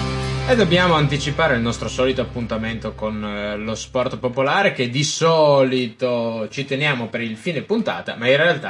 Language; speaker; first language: Italian; native; Italian